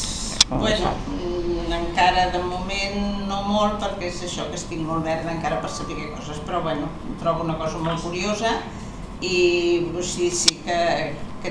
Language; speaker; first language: Catalan; non-native, local second language; Spanish